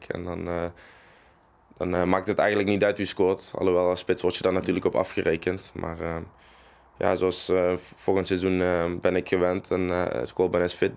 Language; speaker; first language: Dutch; native; Dutch